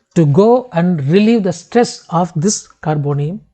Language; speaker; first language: English; non-native, local second language; Tamil